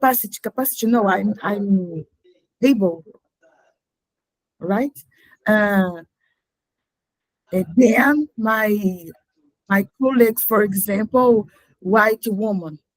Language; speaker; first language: English; non-native, learner; Portuguese